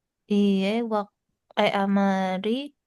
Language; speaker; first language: Japanese; non-native, learner; Indonesian